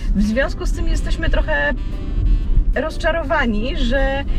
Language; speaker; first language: Polish; native; Polish